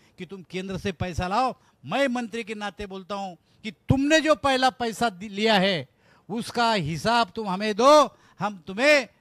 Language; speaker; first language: Hindi; non-native, local second language; Marathi